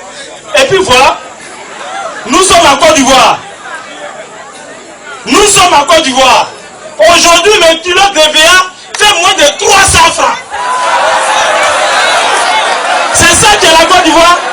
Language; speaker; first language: French; non-native, local second language; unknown